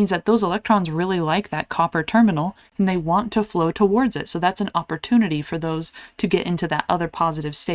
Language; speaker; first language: English; native; English